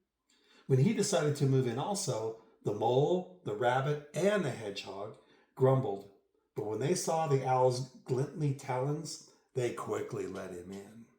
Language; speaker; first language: English; native; English